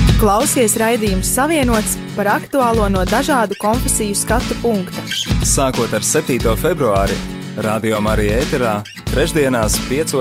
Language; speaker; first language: Latvian; native; Latvian